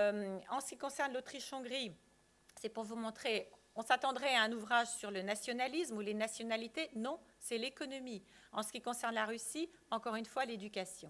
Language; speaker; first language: French; native; French